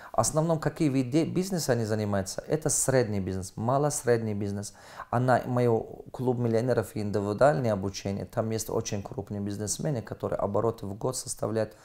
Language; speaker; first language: Russian; non-native, fluent; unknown